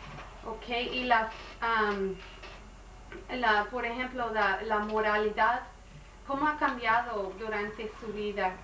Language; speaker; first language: Spanish; non-native, learner; English